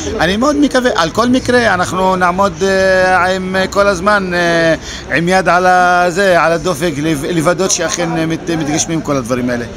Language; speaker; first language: Hebrew; non-native, local second language; Arabic